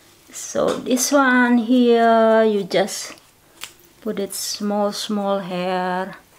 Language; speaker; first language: English; non-native, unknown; Indonesian